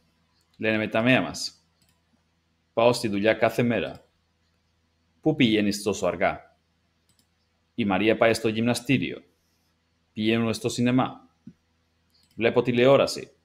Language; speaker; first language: Greek; non-native, learner; English